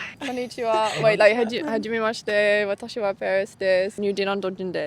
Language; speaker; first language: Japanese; non-native, learner; English